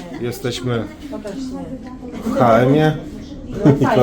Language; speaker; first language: Polish; native; Polish